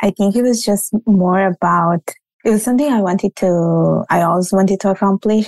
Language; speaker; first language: English; non-native, fluent; Italian